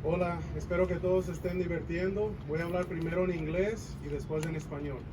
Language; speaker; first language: Spanish; early bilingual, heritage; Spanish